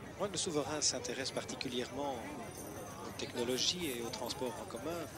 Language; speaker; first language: French; native; French